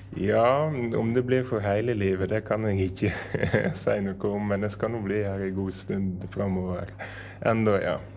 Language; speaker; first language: Norwegian; native; Norwegian